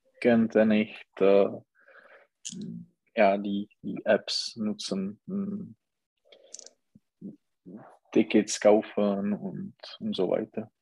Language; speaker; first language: German; non-native, learner; Czech